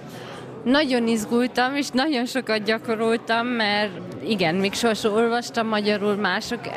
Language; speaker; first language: Hungarian; early bilingual, heritage; German